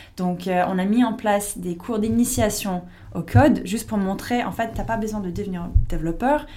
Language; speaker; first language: French; non-native, fluent; English